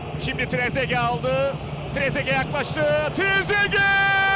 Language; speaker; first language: Turkish; native; Turkish